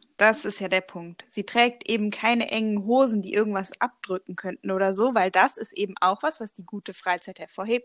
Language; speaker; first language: German; native; German